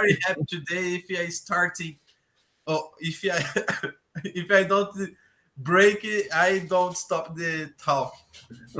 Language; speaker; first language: English; non-native, learner; Portuguese